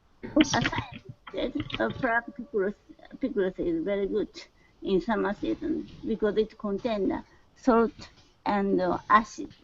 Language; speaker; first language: English; non-native, learner; Japanese